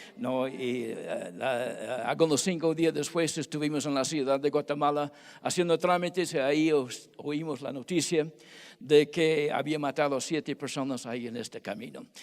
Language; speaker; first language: Spanish; non-native, fluent; English